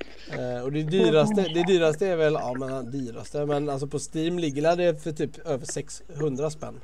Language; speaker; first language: Swedish; native; Swedish